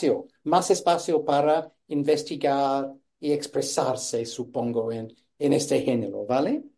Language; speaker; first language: Spanish; non-native, fluent; English